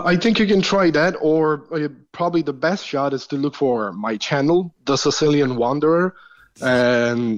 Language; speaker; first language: English; non-native, fluent; Italian